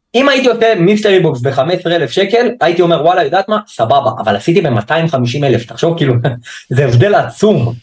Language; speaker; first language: Hebrew; native; Hebrew